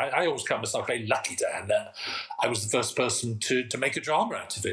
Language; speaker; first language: English; native; English